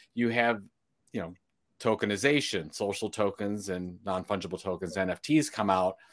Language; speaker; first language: English; early bilingual, other home language; Italian